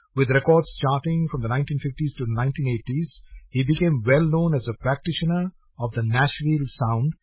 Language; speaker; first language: English; non-native, local second language; Bangla